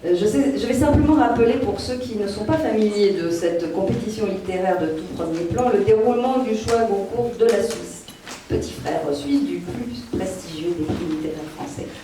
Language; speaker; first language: French; native; French